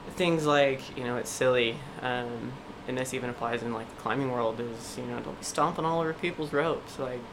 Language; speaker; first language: English; native; English